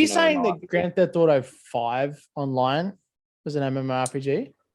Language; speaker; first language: English; native; English